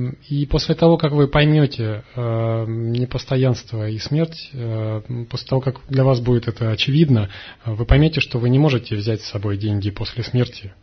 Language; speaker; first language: Russian; native; Russian